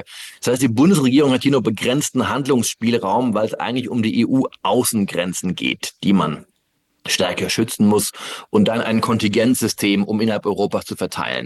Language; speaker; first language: German; native; German